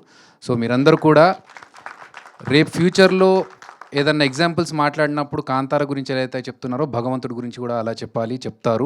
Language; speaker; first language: Telugu; native; Telugu